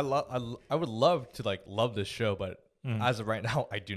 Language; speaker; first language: English; native; English